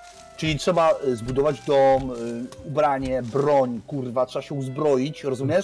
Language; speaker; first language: Polish; native; Polish